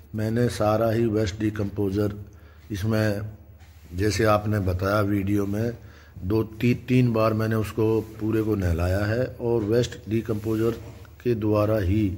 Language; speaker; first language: Hindi; native; Hindi